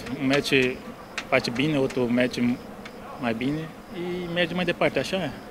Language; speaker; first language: Romanian; non-native, learner; Portuguese